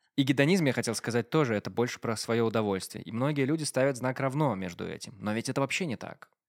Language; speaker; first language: Russian; native; Russian